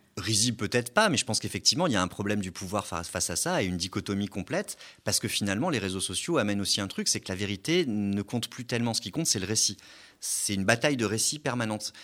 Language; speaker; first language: French; native; French